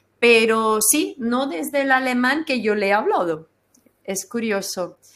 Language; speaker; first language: Spanish; non-native, fluent; Dutch